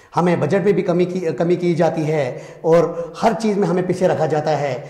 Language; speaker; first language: Hindi; native; Hindi